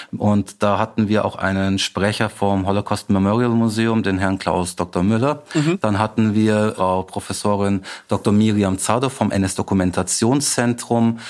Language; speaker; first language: German; native; German